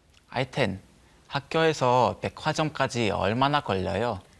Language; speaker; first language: Korean; non-native, learner; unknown